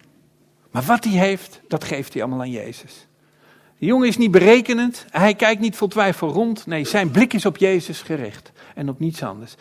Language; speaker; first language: Dutch; native; Dutch